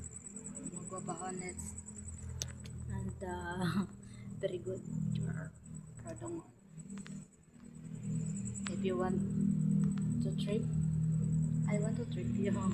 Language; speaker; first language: English; non-native, local second language; Filipino